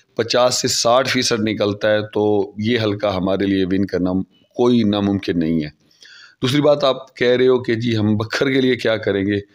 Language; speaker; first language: Urdu; non-native, local second language; Saraiki